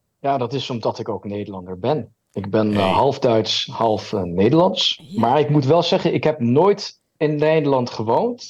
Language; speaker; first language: Dutch; early bilingual, heritage; German